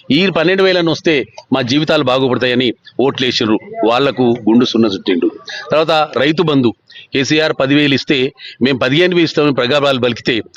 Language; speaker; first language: Telugu; native; Telugu